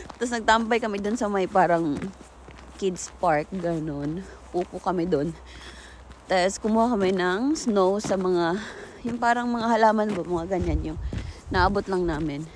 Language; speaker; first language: Filipino; native; Filipino